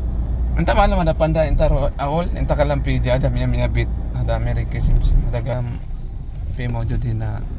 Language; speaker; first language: Arabic; non-native, learner; Filipino